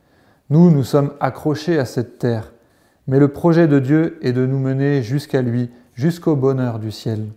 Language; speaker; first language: French; native; French